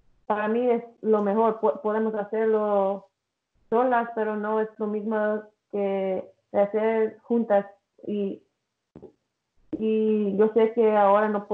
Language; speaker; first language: Spanish; early bilingual, heritage; English